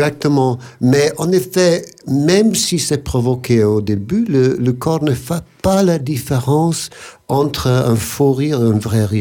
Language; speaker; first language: French; non-native, fluent; English